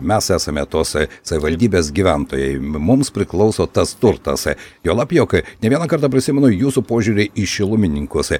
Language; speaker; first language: Lithuanian; native; Lithuanian